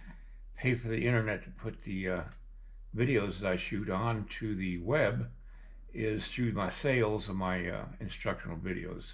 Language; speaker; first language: English; native; English